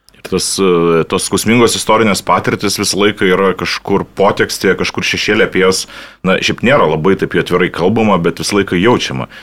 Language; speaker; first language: Lithuanian; native; Lithuanian